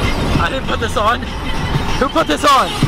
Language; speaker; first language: English; native; English